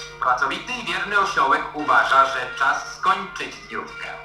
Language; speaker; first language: Polish; native; Polish